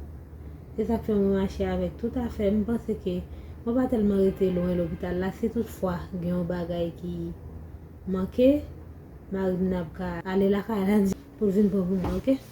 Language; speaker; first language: French; non-native, learner; Haitian Creole